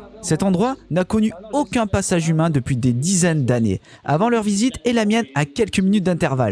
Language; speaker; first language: French; native; French